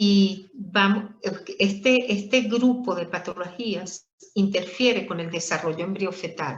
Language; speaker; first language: Spanish; native; Spanish